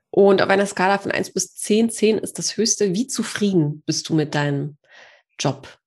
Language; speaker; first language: German; early bilingual, other home language; Polish